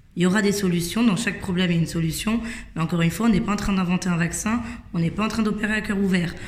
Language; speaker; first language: French; native; French